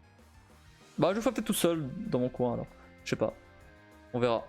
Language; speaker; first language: French; native; French